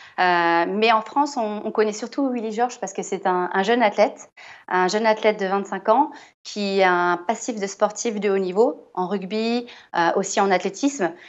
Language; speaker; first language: French; native; French